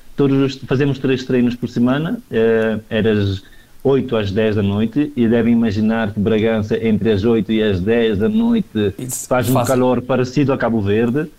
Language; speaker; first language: Portuguese; non-native, local second language; Kabuverdianu